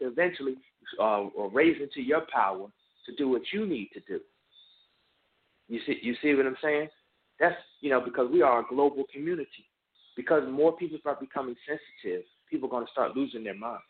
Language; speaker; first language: English; native; English